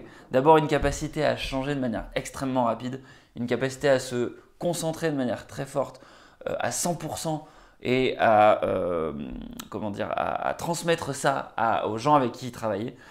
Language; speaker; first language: French; native; French